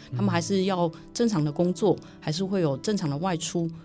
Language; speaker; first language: Chinese; native; Chinese